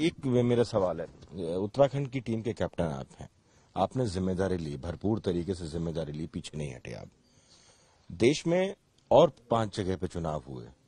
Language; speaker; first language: Hindi; native; Hindi